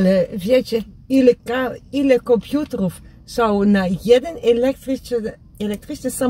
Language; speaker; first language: Polish; non-native, learner; Dutch